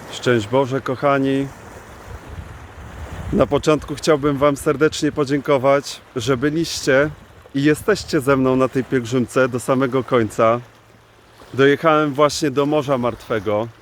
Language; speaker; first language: Polish; native; Polish